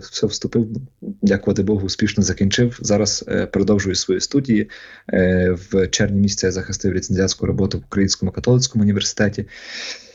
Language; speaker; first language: Ukrainian; native; Ukrainian